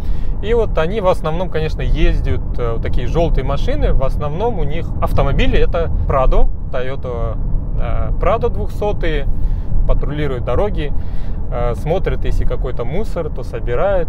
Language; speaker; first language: Russian; native; Russian